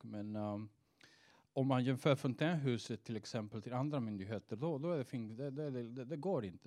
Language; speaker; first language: Swedish; non-native, fluent; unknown